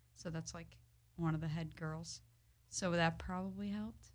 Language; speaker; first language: English; early bilingual, other home language; Polish